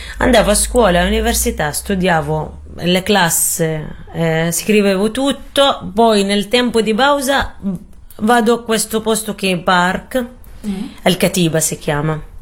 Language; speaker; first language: Italian; non-native, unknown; Arabic